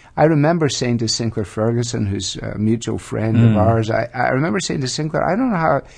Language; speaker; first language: English; native; English